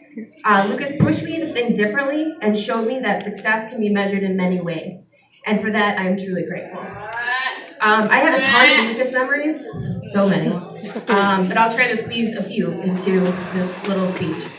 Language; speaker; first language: English; native; English